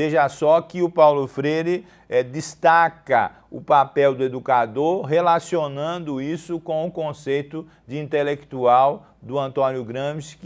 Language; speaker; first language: Portuguese; native; Portuguese